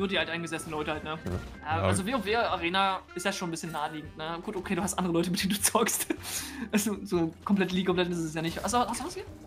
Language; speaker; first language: German; native; German